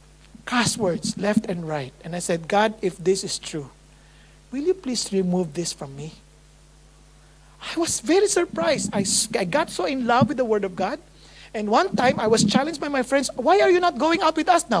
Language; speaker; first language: English; non-native, local second language; Filipino